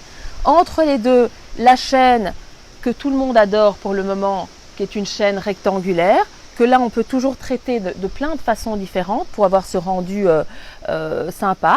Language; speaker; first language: French; native; French